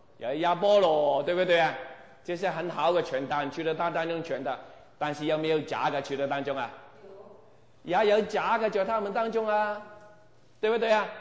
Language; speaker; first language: Chinese; non-native, local second language; Cantonese